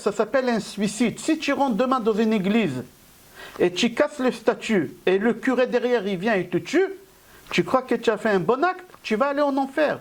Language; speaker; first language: French; native; French